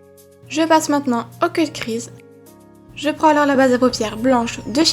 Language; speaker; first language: French; native; French